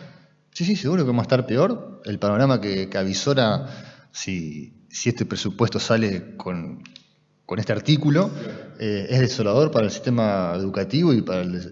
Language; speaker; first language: Spanish; native; Spanish